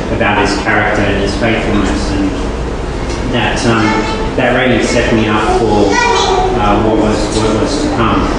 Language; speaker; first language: English; native; English